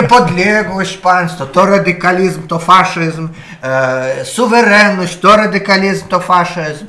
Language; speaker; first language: Polish; non-native, learner; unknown